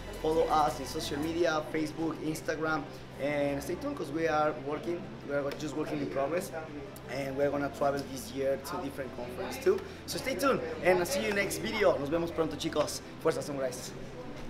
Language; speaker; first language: English; non-native, fluent; Spanish